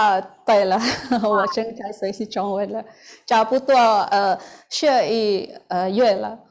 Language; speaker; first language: Chinese; non-native, learner; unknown